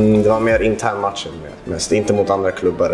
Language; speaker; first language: Swedish; early bilingual, other home language; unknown